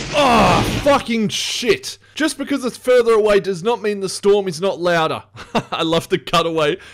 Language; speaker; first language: English; native; English